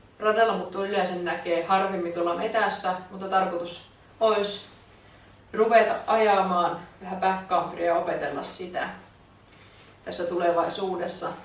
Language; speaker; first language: Finnish; native; Finnish